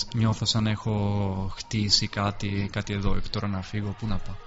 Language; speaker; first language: Greek; non-native, fluent; Italian